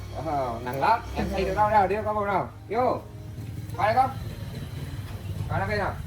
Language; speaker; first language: Vietnamese; native; Vietnamese